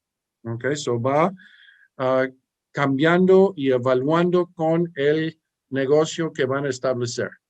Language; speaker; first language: Spanish; early bilingual, heritage; English